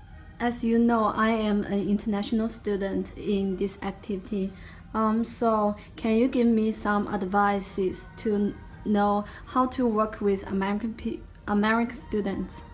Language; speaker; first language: English; non-native, learner; Chinese